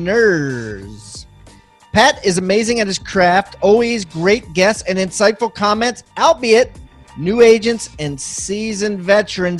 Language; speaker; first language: English; native; English